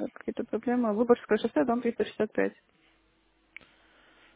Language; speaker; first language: Russian; native; Russian